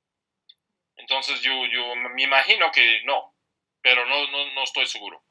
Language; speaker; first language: Spanish; non-native, fluent; English